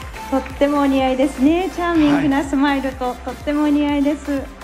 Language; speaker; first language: Japanese; native; Japanese